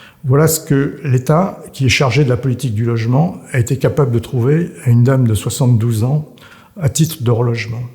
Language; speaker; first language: French; native; French